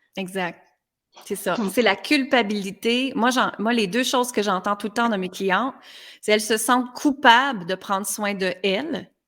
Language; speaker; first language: French; native; French